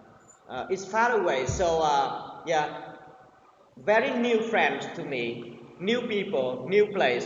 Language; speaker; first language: English; non-native, learner; Vietnamese